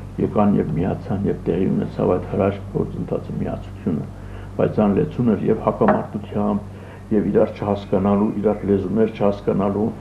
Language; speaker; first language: Armenian; early bilingual, other home language; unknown